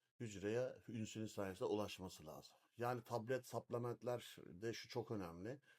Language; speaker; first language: Turkish; native; Turkish